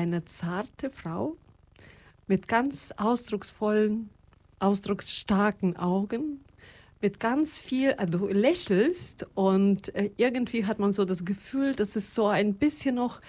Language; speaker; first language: German; non-native, fluent; Russian